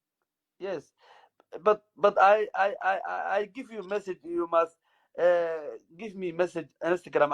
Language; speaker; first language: English; non-native, learner; Somali